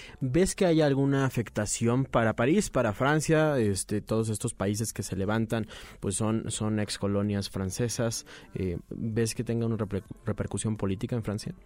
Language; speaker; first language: Spanish; native; Spanish